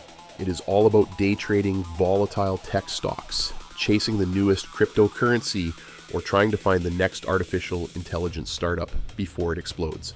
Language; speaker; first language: English; native; English